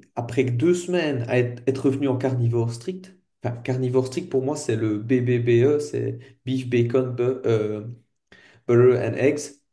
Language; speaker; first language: French; native; French